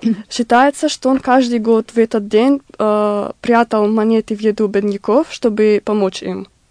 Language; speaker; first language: Russian; non-native, fluent; Macedonian